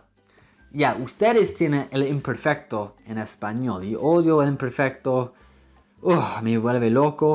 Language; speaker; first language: Spanish; non-native, fluent; English